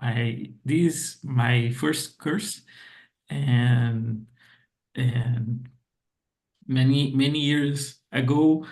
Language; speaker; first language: English; non-native, learner; Portuguese